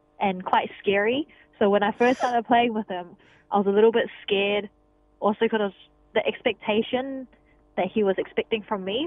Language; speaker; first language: English; non-native, local second language; Cantonese